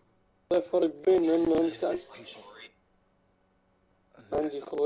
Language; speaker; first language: Arabic; native; Arabic